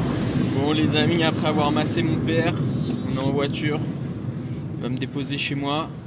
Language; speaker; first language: French; native; French